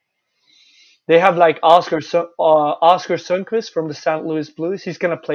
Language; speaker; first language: English; non-native, fluent; Swedish